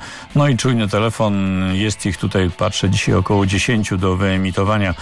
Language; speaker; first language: Polish; native; Polish